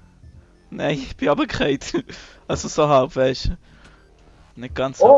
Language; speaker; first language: German; native; German